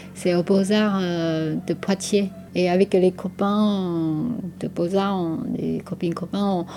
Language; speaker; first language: French; non-native, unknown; Min Nan Chinese